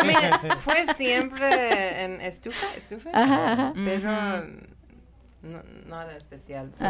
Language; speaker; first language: Spanish; non-native, learner; Persian